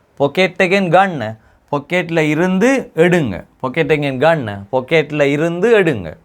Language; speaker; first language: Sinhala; non-native, local second language; Tamil